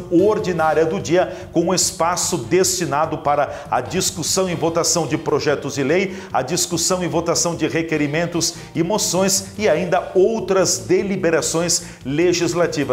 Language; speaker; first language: Portuguese; native; Portuguese